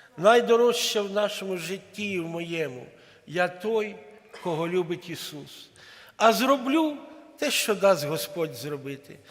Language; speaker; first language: Ukrainian; non-native, local second language; Russian